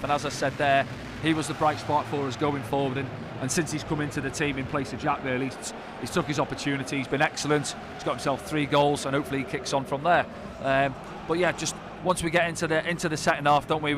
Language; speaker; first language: English; native; English